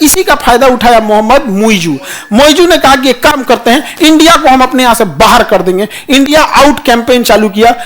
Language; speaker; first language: Hindi; native; Hindi